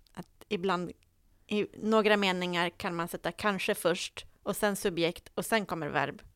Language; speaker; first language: Swedish; native; Swedish